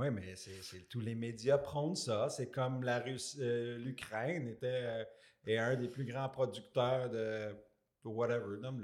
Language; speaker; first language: French; native; French